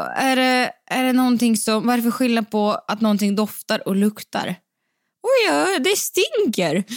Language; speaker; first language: Swedish; native; Swedish